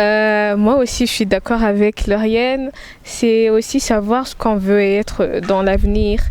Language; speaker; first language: French; non-native, local second language; Rundi